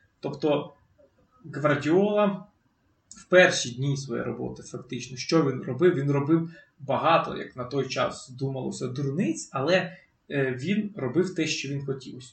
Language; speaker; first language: Ukrainian; native; Ukrainian